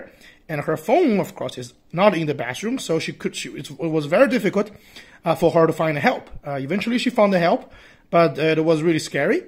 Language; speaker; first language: English; non-native, fluent; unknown